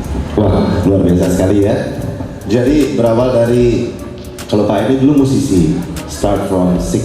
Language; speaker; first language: Indonesian; native; Indonesian